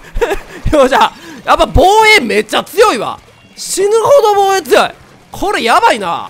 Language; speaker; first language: Japanese; native; Japanese